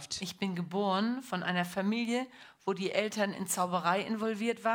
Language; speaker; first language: German; non-native, learner; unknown